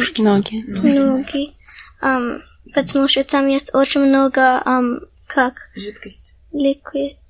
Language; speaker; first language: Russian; early bilingual, heritage; Russian